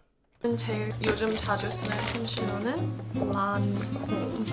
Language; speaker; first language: Korean; early bilingual, heritage; English